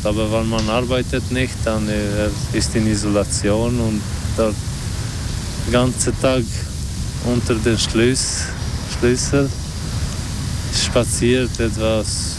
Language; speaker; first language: German; non-native, learner; Albanian